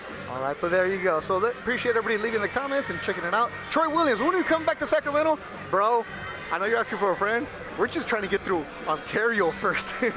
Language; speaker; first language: English; early bilingual, other home language; Spanish